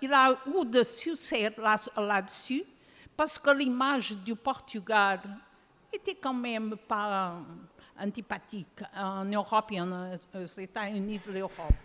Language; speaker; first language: French; non-native, fluent; Portuguese